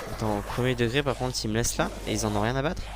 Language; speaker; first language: French; native; French